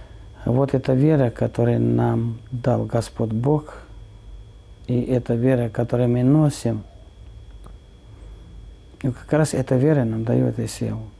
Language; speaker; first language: Russian; non-native, local second language; Georgian